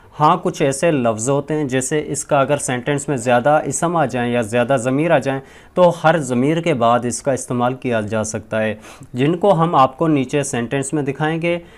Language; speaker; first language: Urdu; non-native, local second language; Sindhi